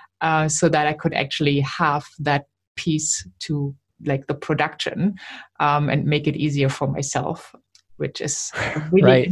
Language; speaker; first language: English; non-native, fluent; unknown